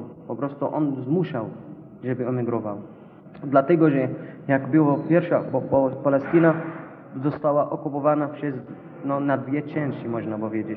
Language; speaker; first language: Polish; non-native, learner; Arabic